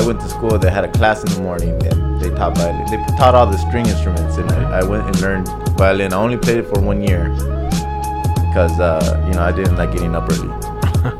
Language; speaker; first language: English; native; English